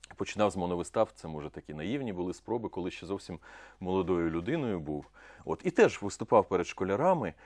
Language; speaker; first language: Ukrainian; non-native, local second language; Russian